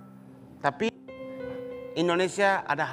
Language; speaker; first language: Indonesian; non-native, learner; Japanese